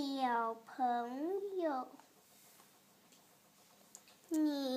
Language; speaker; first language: Chinese; non-native, learner; Thai